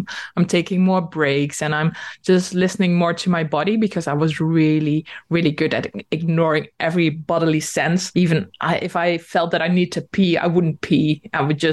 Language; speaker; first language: English; non-native, fluent; Dutch